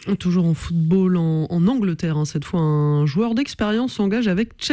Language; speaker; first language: French; native; French